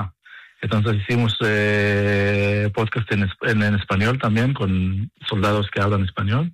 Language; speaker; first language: Spanish; early bilingual, heritage; Spanish